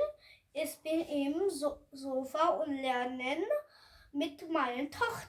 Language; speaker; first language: German; non-native, learner; Hindi